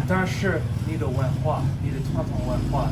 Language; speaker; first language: Chinese; non-native, learner; English